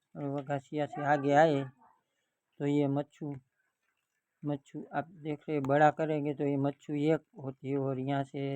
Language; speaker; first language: Hindi; non-native, local second language; Gujarati